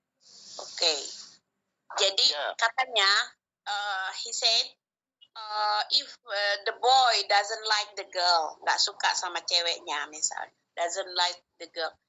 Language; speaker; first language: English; non-native, learner; Indonesian